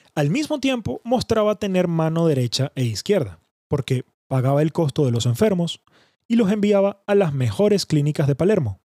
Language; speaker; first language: Spanish; native; Spanish